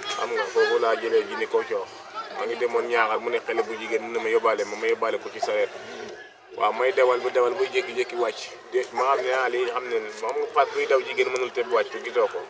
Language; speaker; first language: Wolof; non-native, local second language; Serer